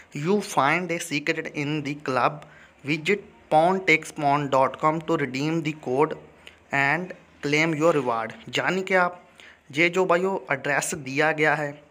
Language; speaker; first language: Hindi; native; Hindi